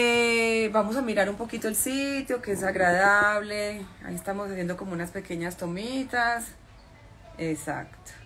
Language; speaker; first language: Spanish; native; Spanish